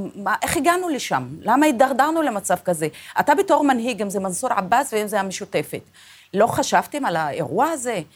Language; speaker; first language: Hebrew; non-native, local second language; Arabic